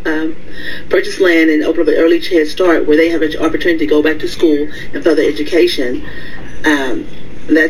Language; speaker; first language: English; native; English